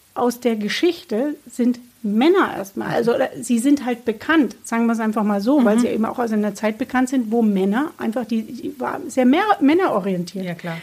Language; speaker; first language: German; native; German